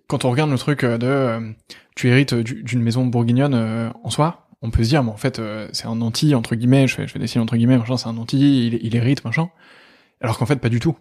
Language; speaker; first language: French; native; French